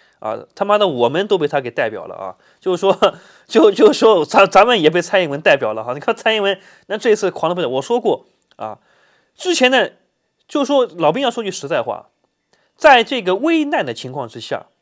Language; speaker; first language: Chinese; native; Chinese